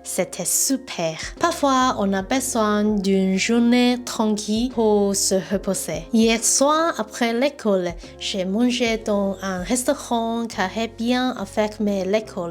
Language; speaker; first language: French; non-native, learner; Cantonese